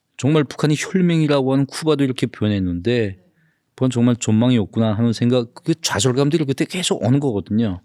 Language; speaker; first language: Korean; native; Korean